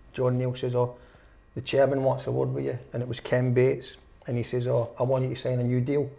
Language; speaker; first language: English; native; English